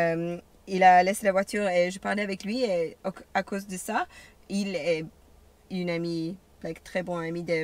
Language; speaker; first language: French; non-native, learner; English